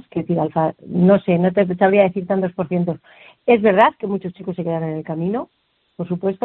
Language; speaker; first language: Spanish; native; Spanish